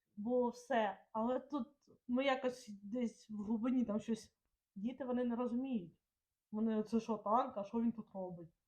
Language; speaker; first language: Ukrainian; non-native, local second language; Russian